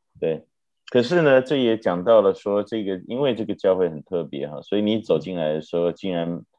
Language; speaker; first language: Chinese; native; Chinese